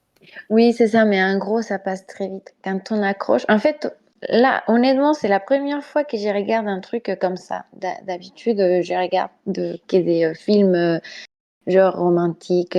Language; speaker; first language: French; non-native, fluent; Spanish